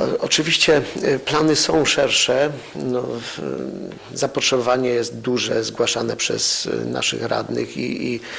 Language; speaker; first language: Polish; native; Polish